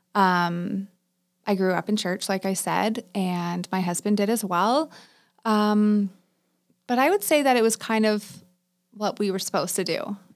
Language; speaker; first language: English; native; English